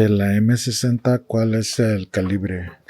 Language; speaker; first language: Spanish; early bilingual, heritage; Spanish